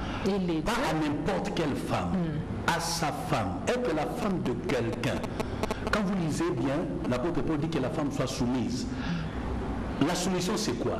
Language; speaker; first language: French; non-native, local second language; Lingala